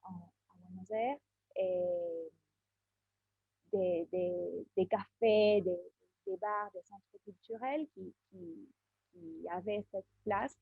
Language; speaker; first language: French; non-native, fluent; Spanish